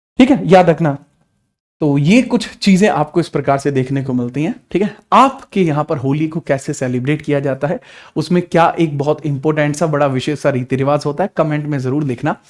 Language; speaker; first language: Hindi; native; Hindi